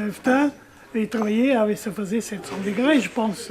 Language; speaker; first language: French; native; French